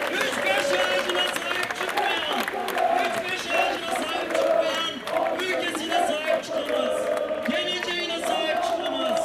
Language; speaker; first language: Turkish; native; Turkish